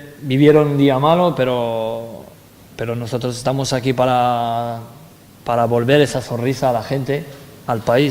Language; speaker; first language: Spanish; non-native, fluent; French